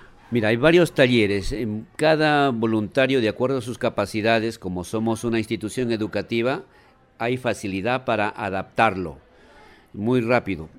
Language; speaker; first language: Spanish; native; Spanish